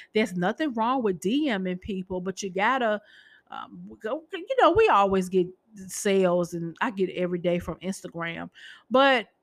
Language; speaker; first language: English; native; English